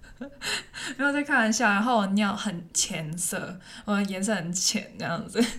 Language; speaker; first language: Chinese; non-native, local second language; Cantonese